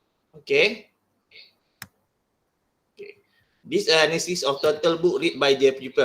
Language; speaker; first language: English; non-native, local second language; Malay